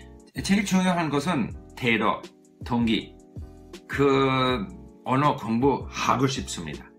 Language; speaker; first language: Korean; non-native, learner; English